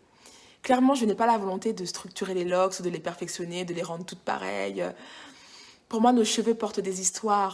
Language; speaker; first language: French; native; French